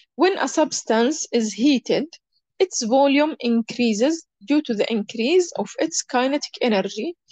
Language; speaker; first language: English; non-native, fluent; Arabic